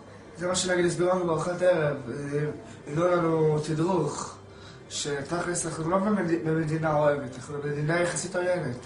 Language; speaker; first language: Hebrew; native; Hebrew